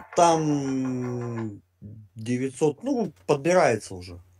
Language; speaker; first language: Russian; native; Russian